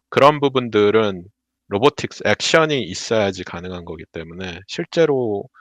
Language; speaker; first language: Korean; native; Korean